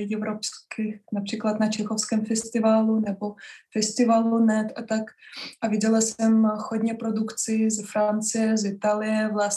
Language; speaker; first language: Czech; non-native, fluent; Russian